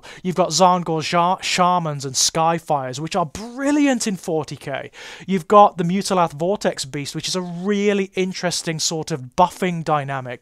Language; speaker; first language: English; native; English